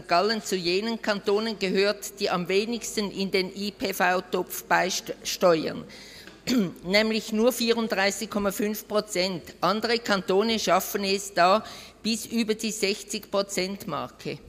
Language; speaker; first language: German; native; German